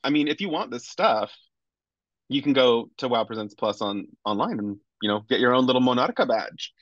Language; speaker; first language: English; native; English